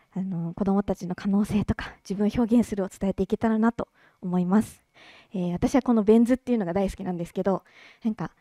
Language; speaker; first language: Japanese; native; Japanese